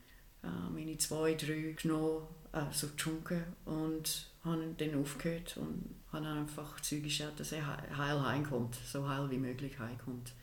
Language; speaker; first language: German; non-native, fluent; English